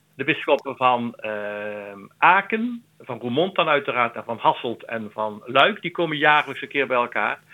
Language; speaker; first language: Dutch; native; Dutch